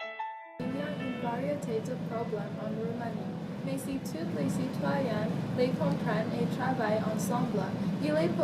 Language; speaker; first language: French; non-native, learner; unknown